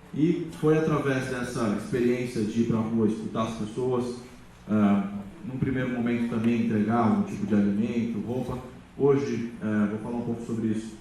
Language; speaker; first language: Portuguese; native; Portuguese